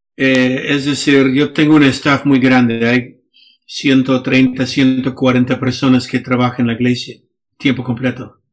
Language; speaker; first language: Spanish; non-native, fluent; English